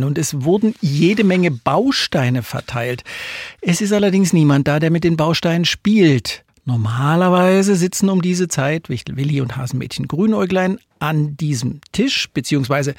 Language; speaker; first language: German; native; German